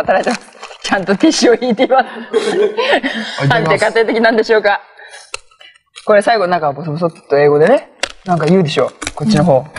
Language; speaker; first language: Japanese; native; Japanese